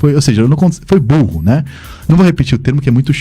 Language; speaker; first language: Portuguese; native; Portuguese